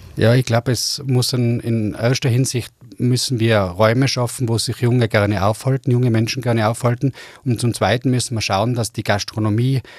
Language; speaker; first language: German; native; German